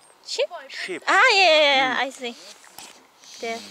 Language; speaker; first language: English; non-native, learner; Indonesian